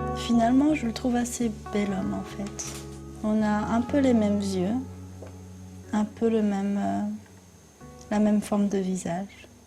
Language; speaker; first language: French; early bilingual, other home language; Korean